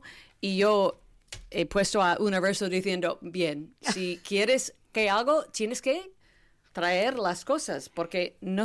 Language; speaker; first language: Spanish; non-native, learner; English